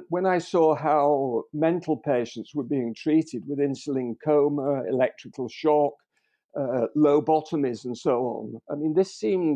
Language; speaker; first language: English; native; English